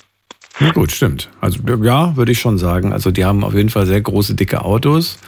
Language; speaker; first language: German; native; German